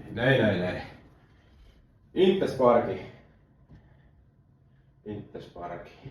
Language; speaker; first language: Swedish; non-native, local second language; Finnish